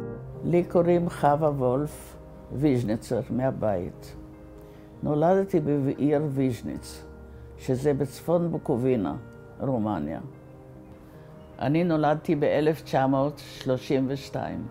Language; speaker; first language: Hebrew; non-native, fluent; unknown